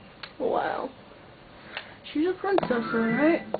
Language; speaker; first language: English; native; English